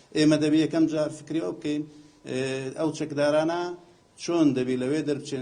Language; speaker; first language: Central Kurdish; non-native, local second language; Assyrian Neo-Aramaic